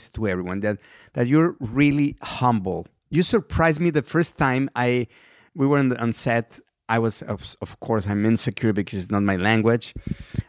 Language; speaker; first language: English; non-native, fluent; Spanish